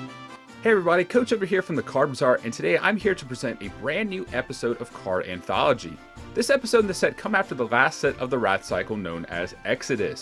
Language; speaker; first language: English; native; English